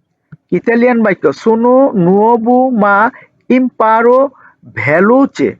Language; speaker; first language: Italian; non-native, learner; Bangla